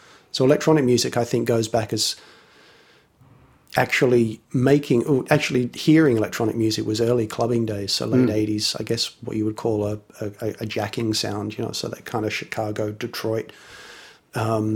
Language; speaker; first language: English; native; English